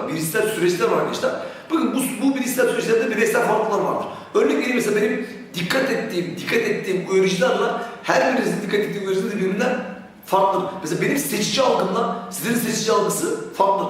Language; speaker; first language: Turkish; native; Turkish